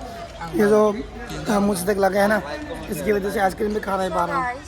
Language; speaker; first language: Hindi; non-native, local second language; Bangla